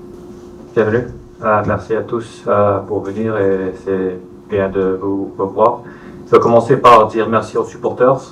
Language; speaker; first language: French; non-native, fluent; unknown